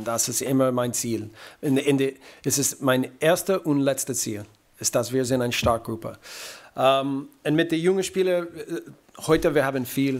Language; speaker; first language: German; non-native, fluent; English